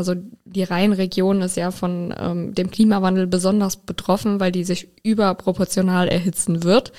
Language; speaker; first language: German; native; German